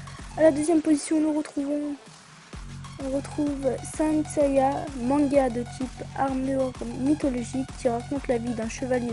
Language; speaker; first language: French; native; French